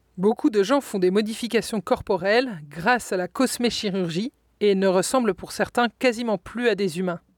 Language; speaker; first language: French; native; French